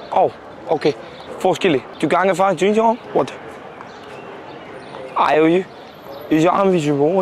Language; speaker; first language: Danish; non-native, learner; Icelandic